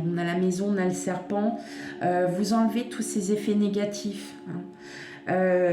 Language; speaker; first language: French; native; French